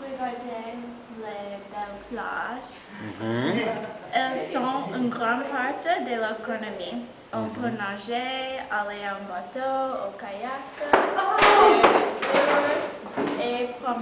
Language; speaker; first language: French; non-native, learner; Spanish